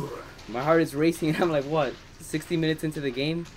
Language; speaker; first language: English; native; English